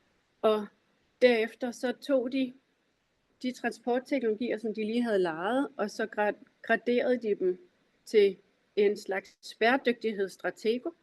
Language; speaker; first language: Danish; native; Danish